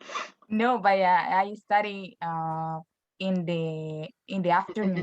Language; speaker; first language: English; non-native, learner; Spanish